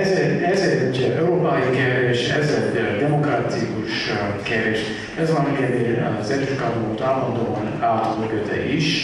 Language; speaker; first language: Hungarian; non-native, fluent; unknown